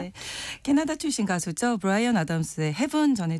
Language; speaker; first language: Korean; native; Korean